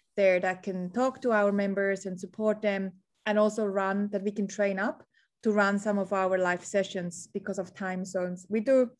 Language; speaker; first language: English; non-native, fluent; Swiss German